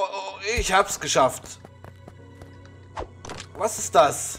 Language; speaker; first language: German; native; German